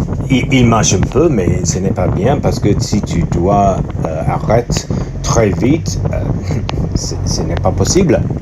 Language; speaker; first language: French; non-native, learner; English